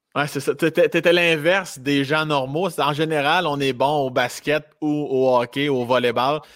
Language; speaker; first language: French; native; French